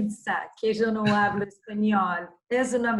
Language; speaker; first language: Spanish; non-native, learner; Portuguese